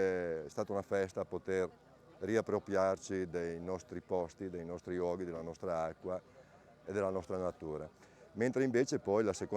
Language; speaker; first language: Italian; native; Italian